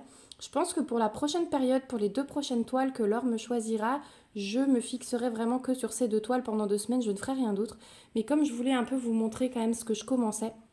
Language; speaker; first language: French; native; French